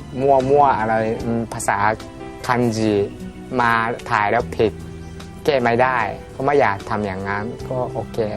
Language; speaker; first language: Thai; early bilingual, heritage; Japanese